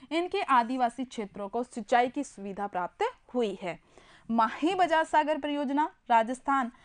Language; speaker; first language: Hindi; native; Hindi